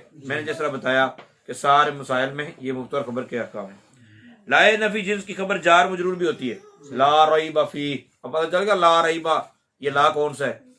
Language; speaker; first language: Urdu; non-native, local second language; Punjabi